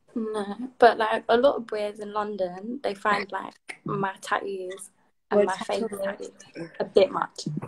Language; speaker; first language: English; native; English